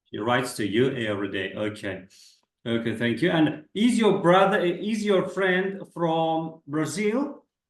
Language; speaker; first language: English; non-native, fluent; Kazakh